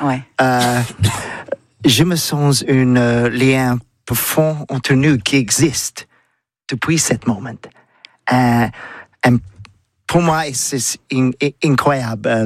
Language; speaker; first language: French; non-native, learner; English